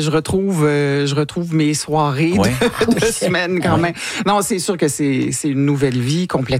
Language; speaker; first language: French; native; French